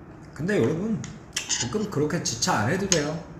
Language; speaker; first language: Korean; non-native, fluent; Chinese